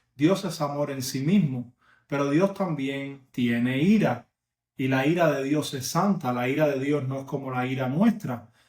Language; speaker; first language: Spanish; native; Spanish